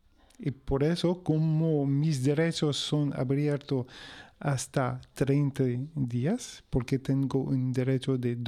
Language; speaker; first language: Spanish; non-native, fluent; French